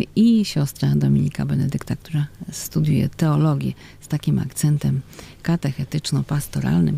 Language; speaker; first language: Polish; native; Polish